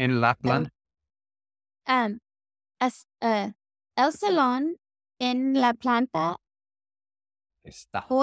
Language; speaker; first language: Spanish; non-native, learner; English